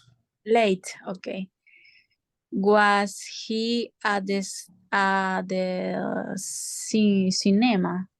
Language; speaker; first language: English; non-native, learner; Spanish